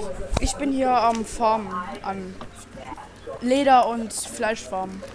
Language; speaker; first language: German; early bilingual, other home language; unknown